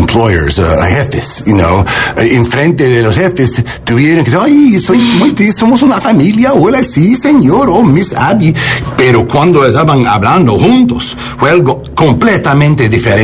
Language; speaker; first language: Spanish; non-native, learner; English